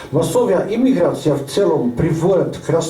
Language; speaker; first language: Russian; non-native, learner; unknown